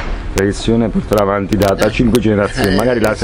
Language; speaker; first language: Italian; native; Italian